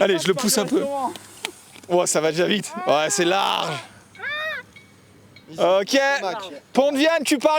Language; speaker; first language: French; native; French